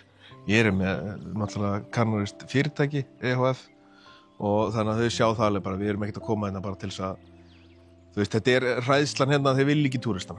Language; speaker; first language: Icelandic; native; Icelandic